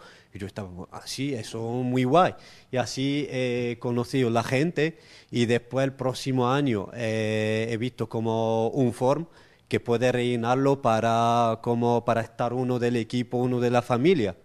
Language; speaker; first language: Spanish; non-native, local second language; Arabic